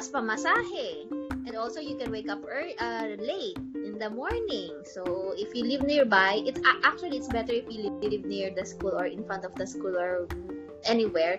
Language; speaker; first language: English; non-native, local second language; Filipino